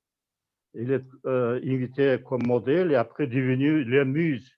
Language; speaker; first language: French; non-native, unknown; Kazakh